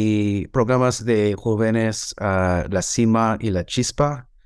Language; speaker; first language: Spanish; non-native, learner; English